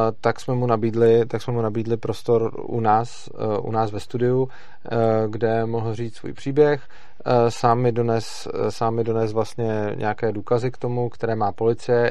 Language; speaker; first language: Czech; native; Czech